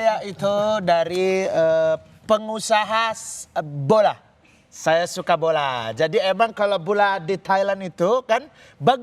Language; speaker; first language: Indonesian; non-native, learner; Thai